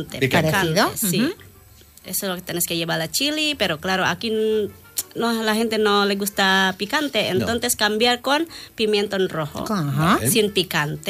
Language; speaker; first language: Spanish; non-native, learner; Indonesian